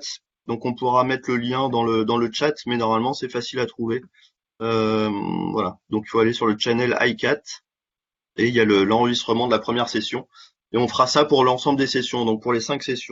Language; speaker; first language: French; native; French